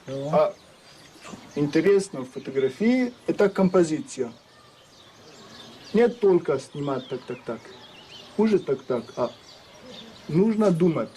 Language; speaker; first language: Russian; non-native, learner; French